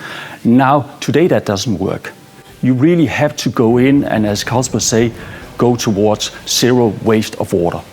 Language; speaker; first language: English; non-native, fluent; Danish